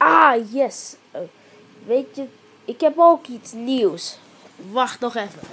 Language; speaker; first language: Dutch; early bilingual, heritage; Dutch